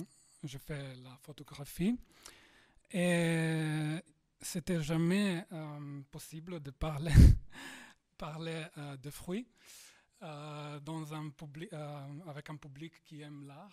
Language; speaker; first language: French; non-native, fluent; Slovenian